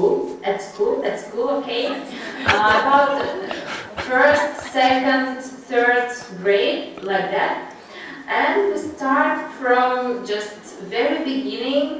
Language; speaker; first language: English; non-native, learner; Russian